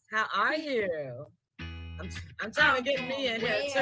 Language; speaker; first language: English; native; English